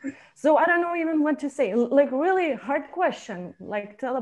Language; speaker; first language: English; non-native, fluent; Lithuanian